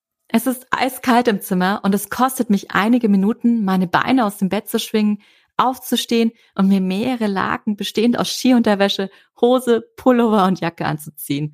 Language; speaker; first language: German; native; German